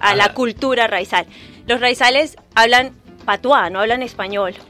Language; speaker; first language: Spanish; native; Spanish